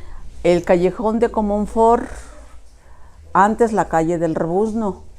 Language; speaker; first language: Spanish; native; Spanish